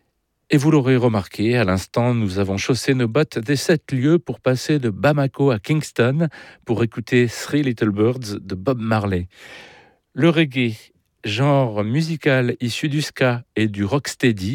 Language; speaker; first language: French; native; French